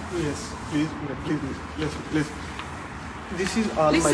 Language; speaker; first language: English; non-native, learner; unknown